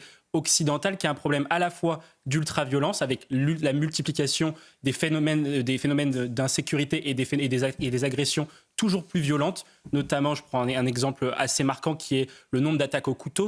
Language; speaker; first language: French; native; French